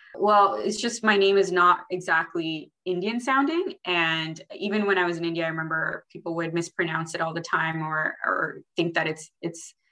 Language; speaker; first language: English; early bilingual, other home language; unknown